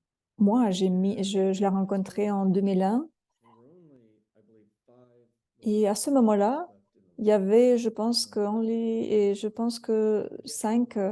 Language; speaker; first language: French; non-native, fluent; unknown